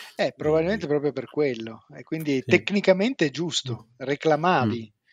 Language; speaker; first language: Italian; native; Italian